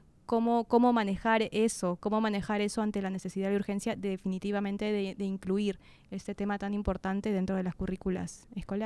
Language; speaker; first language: Spanish; native; Spanish